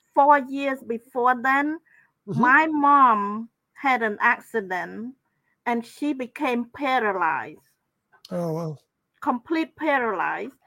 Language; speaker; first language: English; non-native, fluent; Khmer